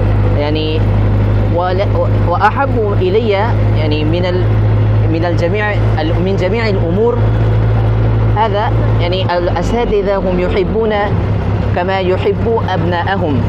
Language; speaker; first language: Arabic; non-native, learner; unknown